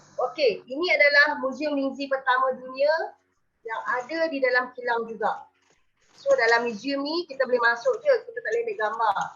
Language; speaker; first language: Malay; native; Malay